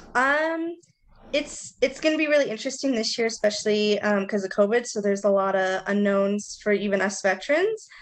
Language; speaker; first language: English; native; English